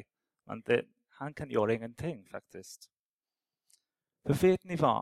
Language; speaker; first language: Swedish; non-native, fluent; English